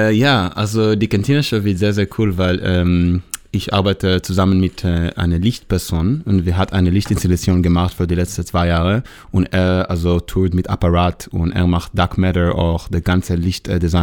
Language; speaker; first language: German; non-native, learner; Hebrew